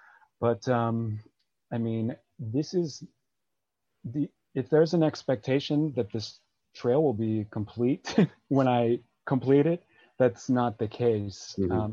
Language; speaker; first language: English; native; English